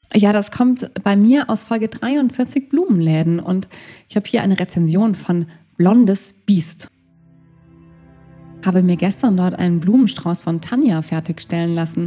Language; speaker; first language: German; native; German